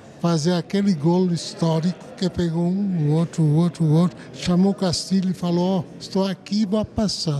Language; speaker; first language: Portuguese; non-native, fluent; Italian